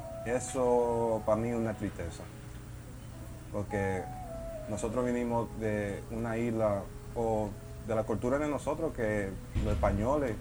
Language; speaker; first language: Spanish; early bilingual, heritage; Spanish